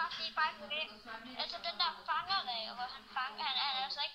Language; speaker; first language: Danish; native; Danish